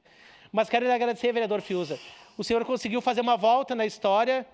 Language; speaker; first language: Portuguese; native; Portuguese